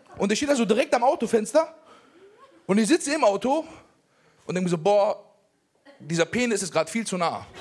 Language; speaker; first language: German; early bilingual, other home language; Persian